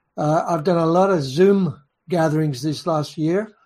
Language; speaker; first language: English; native; English